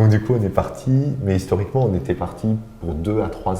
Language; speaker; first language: French; native; French